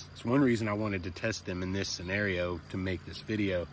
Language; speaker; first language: English; native; English